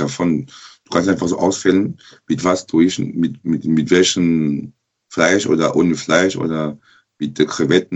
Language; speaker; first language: German; non-native, local second language; French